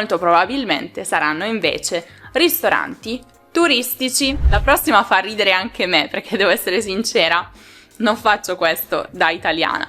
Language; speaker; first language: Italian; native; Italian